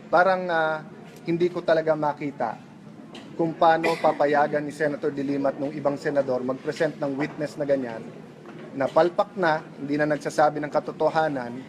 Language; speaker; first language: Filipino; native; Filipino